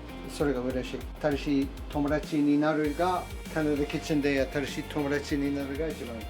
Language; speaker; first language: Japanese; non-native, learner; English